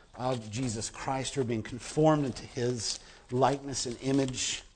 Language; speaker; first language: English; native; English